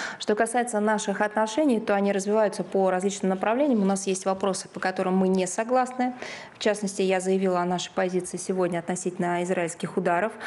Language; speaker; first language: Russian; native; Russian